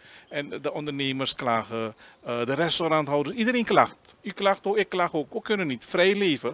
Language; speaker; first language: Dutch; non-native, local second language; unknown